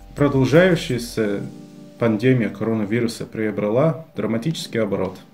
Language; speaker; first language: Russian; non-native, fluent; English